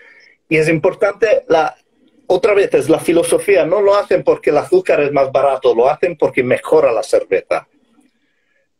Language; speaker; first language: Spanish; non-native, fluent; English